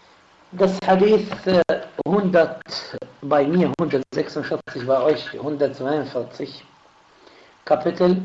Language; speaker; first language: German; non-native, fluent; Arabic